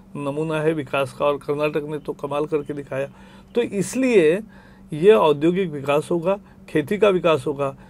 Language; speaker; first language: Hindi; native; Hindi